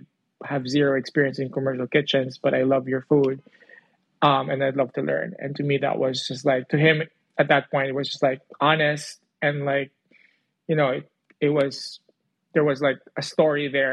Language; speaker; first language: English; non-native, local second language; Cebuano